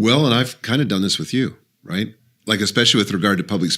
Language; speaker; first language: English; native; English